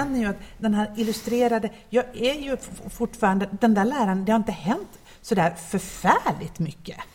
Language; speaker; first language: Swedish; native; Swedish